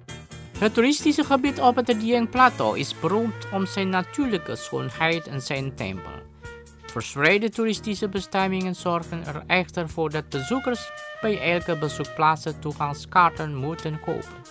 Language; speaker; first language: Dutch; non-native, fluent; Indonesian